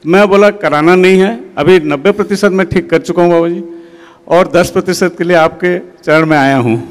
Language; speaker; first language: Hindi; non-native, local second language; Odia